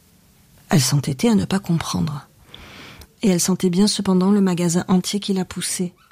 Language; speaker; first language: French; native; French